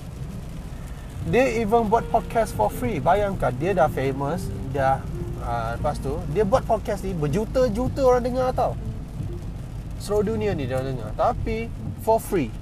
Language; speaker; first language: English; non-native, local second language; Malay